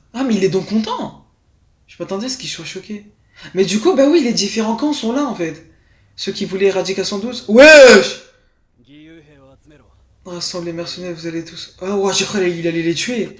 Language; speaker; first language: French; native; French